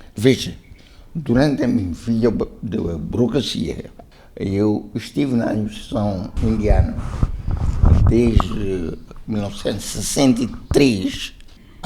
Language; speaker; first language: Portuguese; non-native, local second language; Konkani